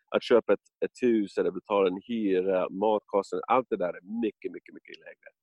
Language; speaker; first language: Swedish; non-native, fluent; English